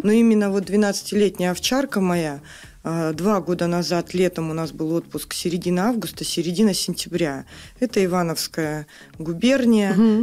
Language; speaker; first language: Russian; native; Russian